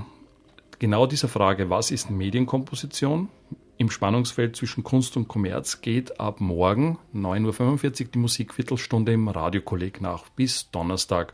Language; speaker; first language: German; native; German